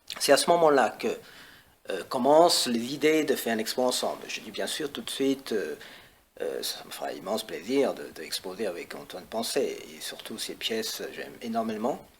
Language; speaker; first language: French; non-native, fluent; Chinese